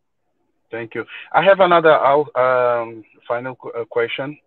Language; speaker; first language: English; non-native, learner; Portuguese